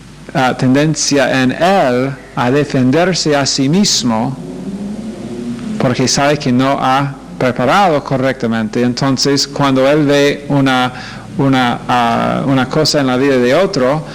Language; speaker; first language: Spanish; non-native, fluent; English